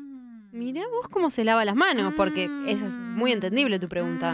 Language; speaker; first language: Spanish; native; Spanish